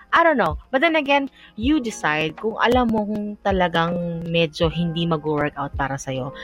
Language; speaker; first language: English; non-native, local second language; Filipino